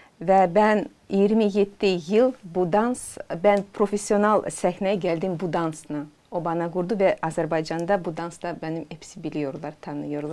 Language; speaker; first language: Turkish; non-native, learner; Azerbaijani